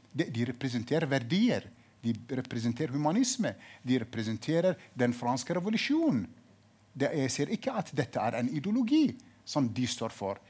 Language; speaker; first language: Norwegian; non-native, fluent; Arabic